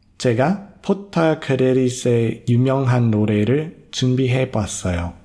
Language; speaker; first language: Korean; non-native, fluent; English